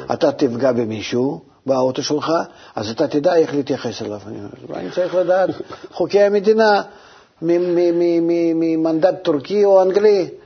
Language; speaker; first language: Hebrew; non-native, fluent; Russian